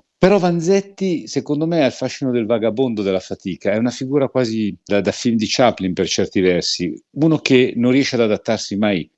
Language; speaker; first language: Italian; native; Italian